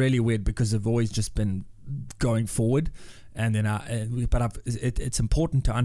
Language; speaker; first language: English; native; English